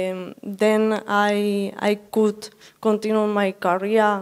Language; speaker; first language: English; non-native, learner; Spanish